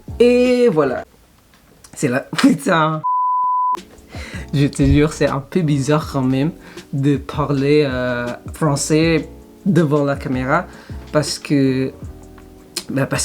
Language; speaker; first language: French; non-native, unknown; Indonesian